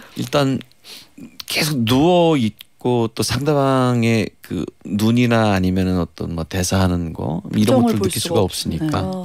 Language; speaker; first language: Korean; native; Korean